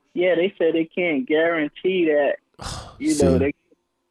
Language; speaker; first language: English; native; English